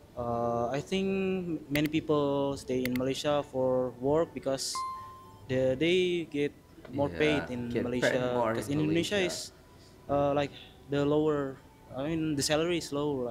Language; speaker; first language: English; non-native, fluent; Indonesian